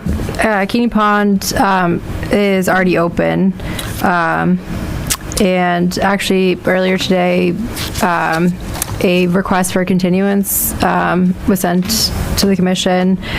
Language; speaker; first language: English; native; English